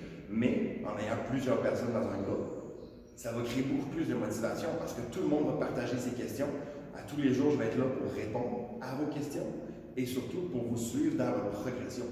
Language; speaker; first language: French; native; French